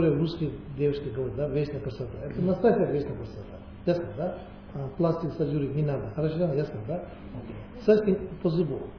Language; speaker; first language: Russian; non-native, learner; Tibetan